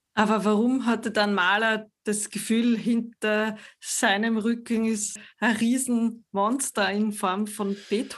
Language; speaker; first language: German; native; German